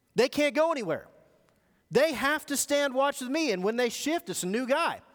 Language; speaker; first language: English; native; English